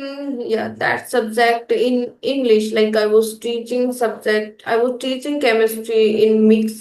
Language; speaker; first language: English; non-native, local second language; Hindi